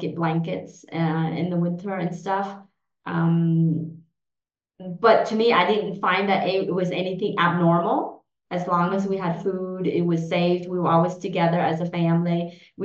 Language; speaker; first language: English; early bilingual, other home language; Vietnamese